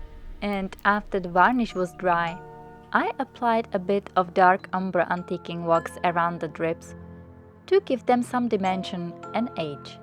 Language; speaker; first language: English; non-native, fluent; Czech